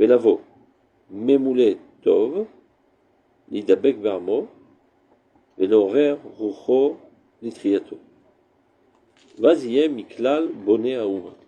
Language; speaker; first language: Hebrew; non-native, fluent; French